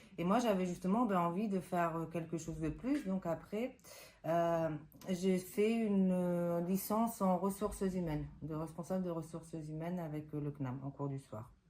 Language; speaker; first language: French; non-native, fluent; Spanish